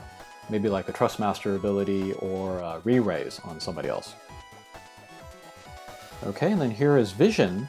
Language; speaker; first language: English; native; English